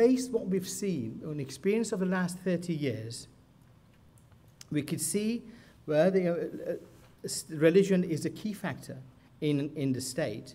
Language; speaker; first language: English; non-native, fluent; Persian